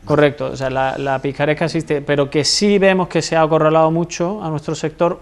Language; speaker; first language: Spanish; native; Spanish